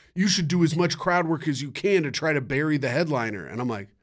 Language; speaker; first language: English; native; English